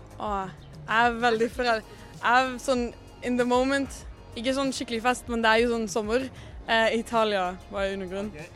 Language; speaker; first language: Norwegian; native; Norwegian